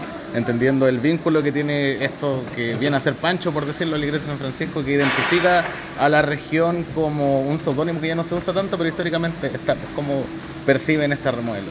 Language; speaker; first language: Spanish; native; Spanish